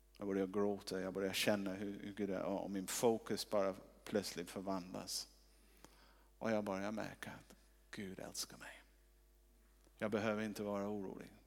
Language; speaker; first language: Swedish; non-native, fluent; English